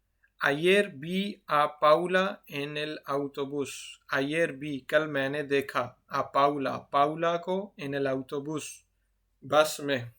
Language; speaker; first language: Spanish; non-native, fluent; Urdu